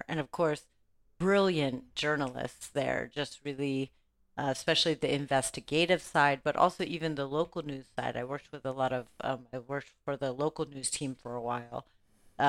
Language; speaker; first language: English; native; English